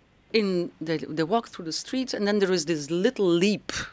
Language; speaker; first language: English; non-native, fluent; Dutch